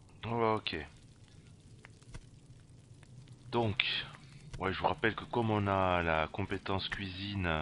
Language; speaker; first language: French; native; French